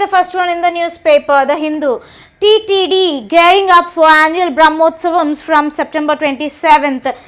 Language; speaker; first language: English; non-native, local second language; Telugu